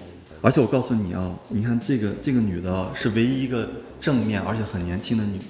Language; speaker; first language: Chinese; native; Chinese